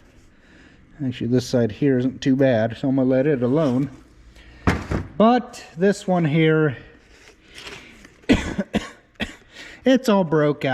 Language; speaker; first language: English; native; English